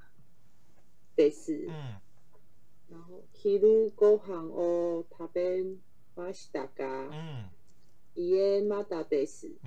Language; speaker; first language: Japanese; non-native, learner; Chinese